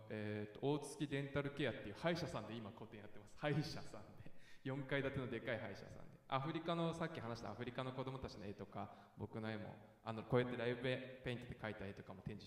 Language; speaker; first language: Japanese; native; Japanese